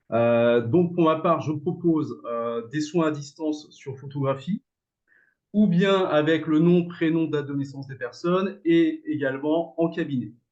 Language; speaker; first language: French; native; French